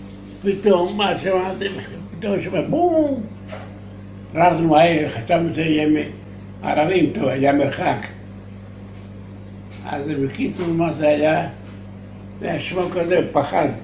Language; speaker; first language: Hebrew; non-native, learner; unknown